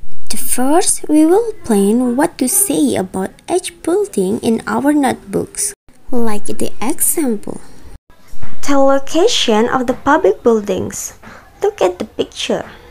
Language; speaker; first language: English; non-native, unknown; Indonesian